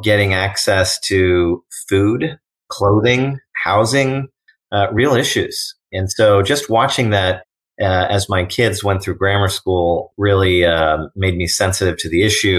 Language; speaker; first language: English; native; English